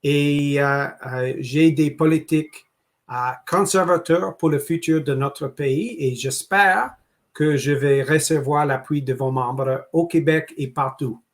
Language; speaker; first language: French; non-native, local second language; English